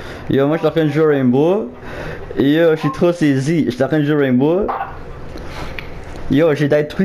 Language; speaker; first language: French; native; French